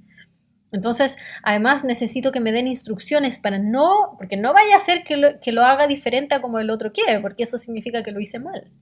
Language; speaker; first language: Spanish; native; Spanish